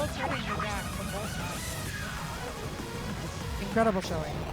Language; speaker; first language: English; native; English